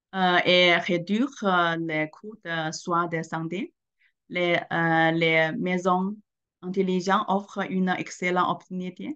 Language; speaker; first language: French; non-native, learner; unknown